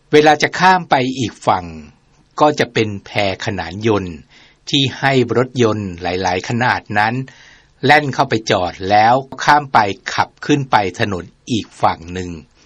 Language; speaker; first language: Thai; native; Thai